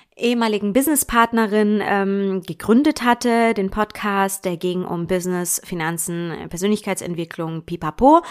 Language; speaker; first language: German; native; German